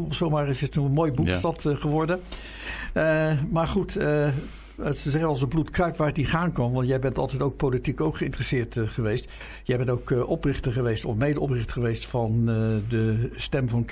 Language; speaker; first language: Dutch; native; Dutch